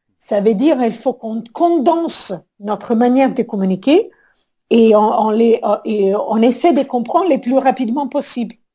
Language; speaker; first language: French; non-native, fluent; Italian